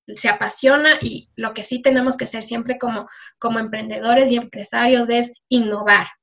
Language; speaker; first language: Spanish; native; Spanish